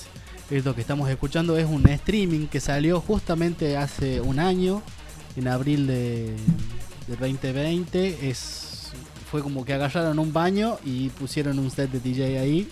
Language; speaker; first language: Spanish; native; Spanish